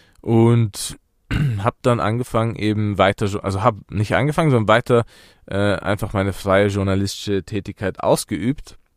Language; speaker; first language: German; early bilingual, other home language; Persian